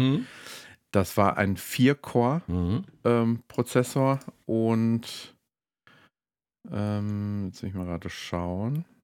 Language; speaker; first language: German; native; German